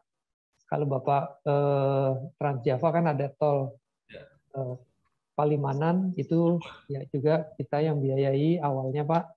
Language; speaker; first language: Indonesian; native; Indonesian